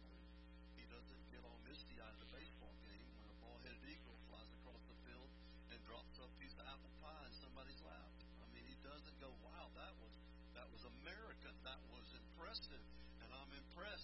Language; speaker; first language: English; native; English